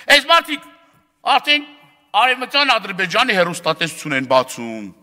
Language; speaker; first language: Armenian; native; Armenian